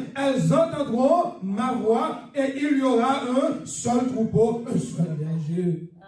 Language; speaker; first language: French; non-native, learner; English